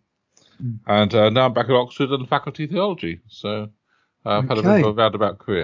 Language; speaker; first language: English; native; English